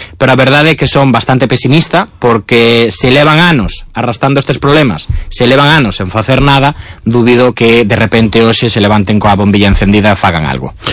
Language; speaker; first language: Galician; native; Galician